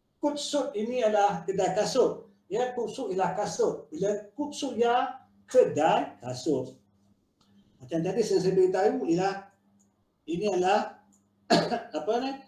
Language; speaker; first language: Malay; native; Malay